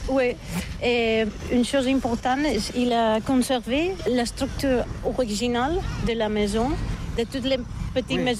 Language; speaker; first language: French; non-native, learner; Catalan